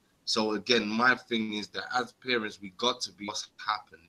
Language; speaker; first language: English; native; English